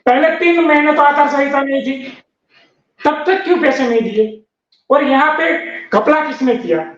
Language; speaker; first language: Hindi; non-native, local second language; Gujarati